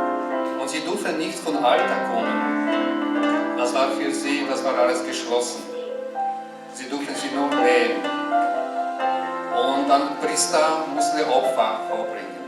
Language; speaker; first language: German; non-native, learner; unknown